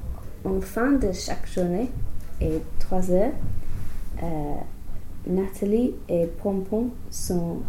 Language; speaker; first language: French; non-native, learner; English